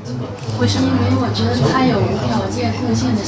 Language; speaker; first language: Chinese; non-native, fluent; Vietnamese